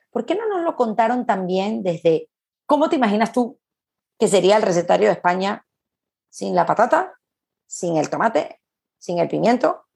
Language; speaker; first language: Spanish; native; Spanish